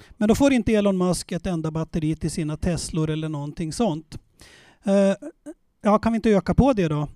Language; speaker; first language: Swedish; native; Swedish